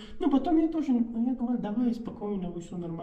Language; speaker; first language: Russian; non-native, learner; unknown